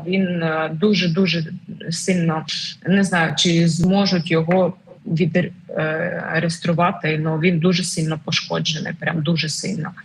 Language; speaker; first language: Ukrainian; non-native, local second language; Russian